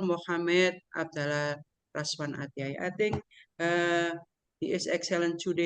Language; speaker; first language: English; non-native, learner; Indonesian